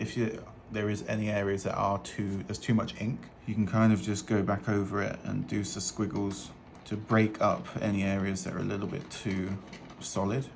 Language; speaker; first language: English; native; English